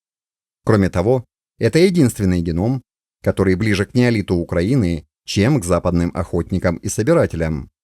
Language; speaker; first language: Russian; native; Russian